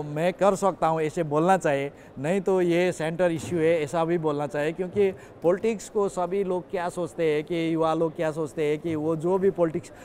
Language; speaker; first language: Hindi; non-native, local second language; Nepali